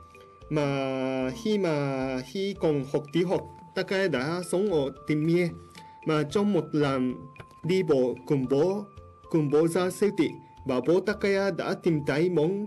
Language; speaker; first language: Vietnamese; non-native, fluent; Japanese